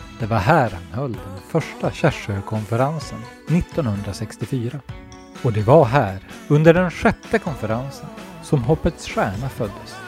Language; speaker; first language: Swedish; native; Swedish